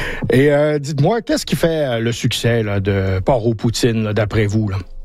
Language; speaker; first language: French; native; French